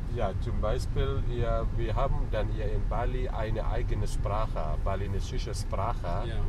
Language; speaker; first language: German; non-native, fluent; Indonesian